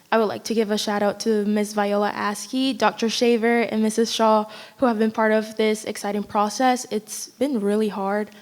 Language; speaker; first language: English; non-native, fluent; Spanish